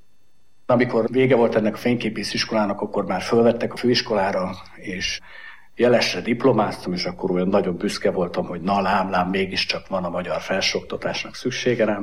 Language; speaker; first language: Hungarian; native; Hungarian